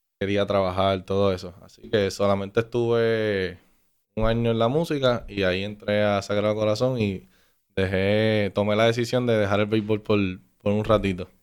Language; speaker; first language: Spanish; native; Spanish